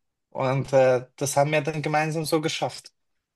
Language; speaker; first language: German; non-native, fluent; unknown